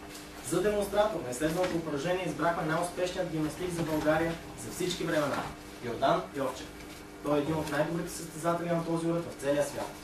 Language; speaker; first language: Bulgarian; native; Bulgarian